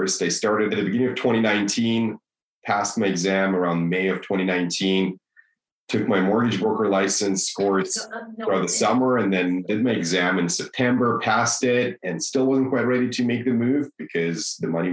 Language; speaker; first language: English; non-native, fluent; Russian